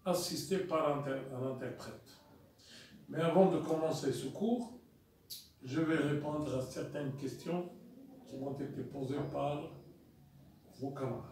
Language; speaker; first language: French; non-native, local second language; Arabic